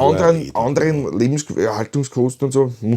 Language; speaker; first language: German; native; German